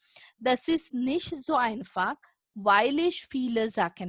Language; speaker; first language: German; non-native, fluent; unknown